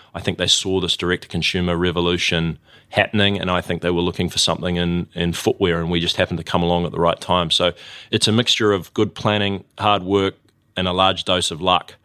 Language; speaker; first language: English; native; English